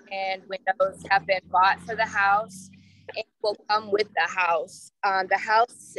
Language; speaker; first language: English; native; English